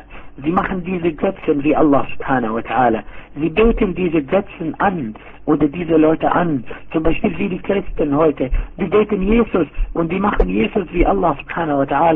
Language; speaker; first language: German; non-native, fluent; Arabic